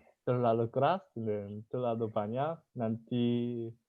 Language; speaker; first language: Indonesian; non-native, learner; Korean